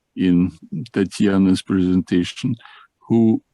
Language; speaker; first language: English; non-native, fluent; Russian